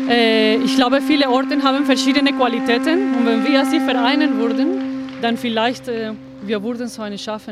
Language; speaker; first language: German; non-native, fluent; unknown